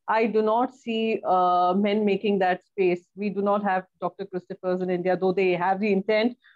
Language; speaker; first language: English; non-native, local second language; Hindi